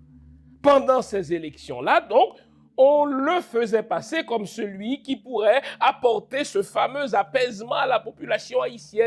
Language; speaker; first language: French; non-native, local second language; Haitian Creole